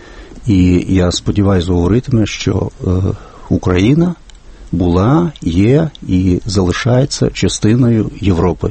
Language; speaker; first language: Ukrainian; non-native, fluent; Lithuanian